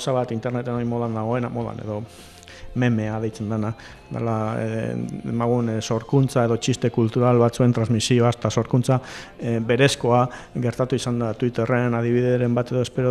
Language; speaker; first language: Basque; native; Basque